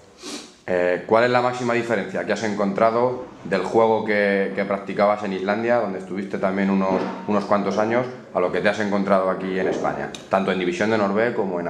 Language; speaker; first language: Spanish; native; Spanish